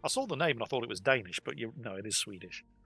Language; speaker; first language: English; native; English